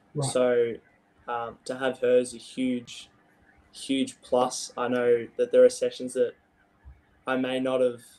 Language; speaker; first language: English; native; English